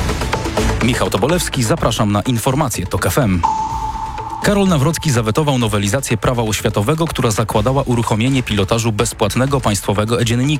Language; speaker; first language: Polish; native; Polish